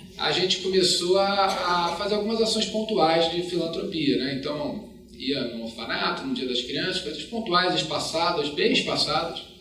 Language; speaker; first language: Portuguese; native; Portuguese